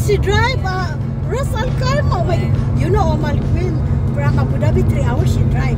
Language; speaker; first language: English; non-native, learner; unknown